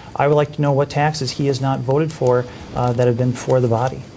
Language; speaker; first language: English; native; English